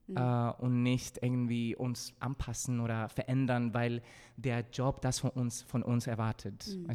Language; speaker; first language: German; non-native, fluent; Spanish